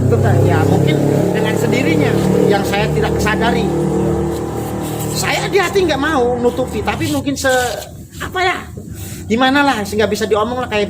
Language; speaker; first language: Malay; non-native, local second language; Javanese